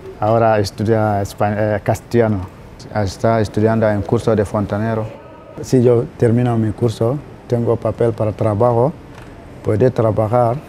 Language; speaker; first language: Spanish; non-native, learner; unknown